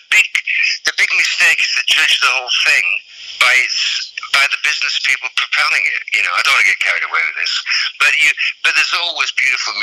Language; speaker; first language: English; native; English